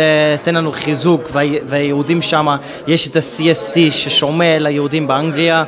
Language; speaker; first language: Hebrew; non-native, fluent; English